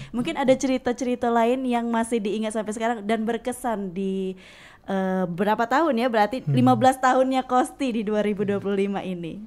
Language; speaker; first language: Indonesian; native; Indonesian